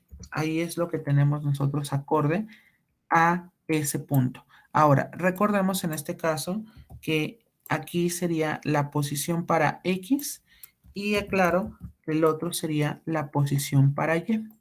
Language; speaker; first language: Spanish; native; Spanish